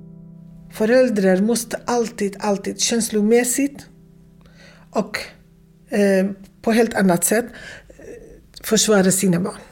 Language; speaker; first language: Swedish; non-native, fluent; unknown